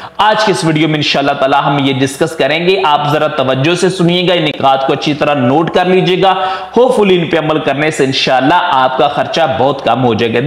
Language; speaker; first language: Urdu; non-native, local second language; Punjabi